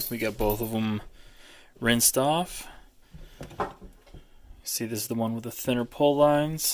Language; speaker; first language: English; native; English